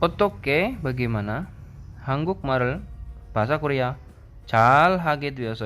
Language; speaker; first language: Korean; non-native, learner; Indonesian